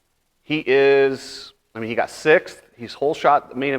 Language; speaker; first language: English; native; English